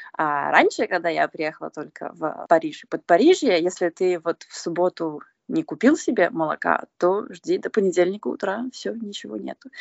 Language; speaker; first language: Russian; native; Russian